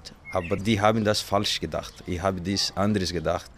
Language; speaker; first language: German; non-native, learner; Portuguese